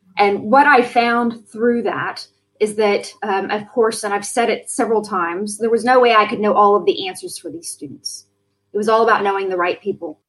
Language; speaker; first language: English; native; English